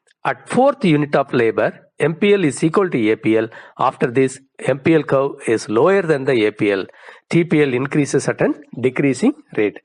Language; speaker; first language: English; non-native, local second language; Tamil